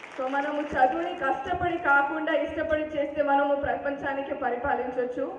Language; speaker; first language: Telugu; non-native, local second language; Hindi